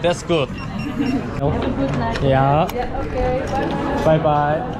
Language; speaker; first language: English; non-native, learner; Korean